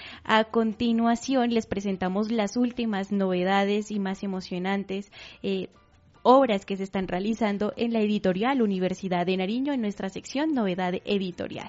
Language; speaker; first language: Spanish; native; Spanish